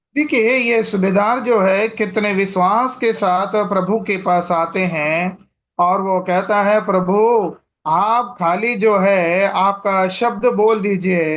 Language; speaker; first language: Hindi; non-native, local second language; Telugu